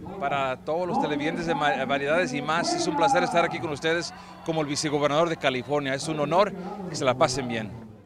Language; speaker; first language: Spanish; early bilingual, heritage; Spanish